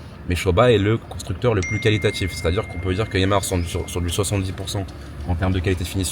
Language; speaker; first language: French; native; French